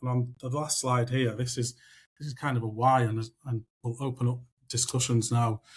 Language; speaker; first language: English; native; English